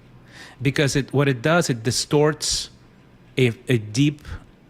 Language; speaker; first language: English; non-native, fluent; Spanish